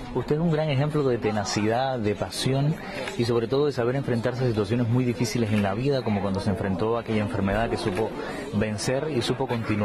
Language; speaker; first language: Spanish; native; Spanish